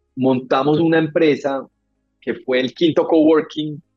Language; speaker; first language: Spanish; native; Spanish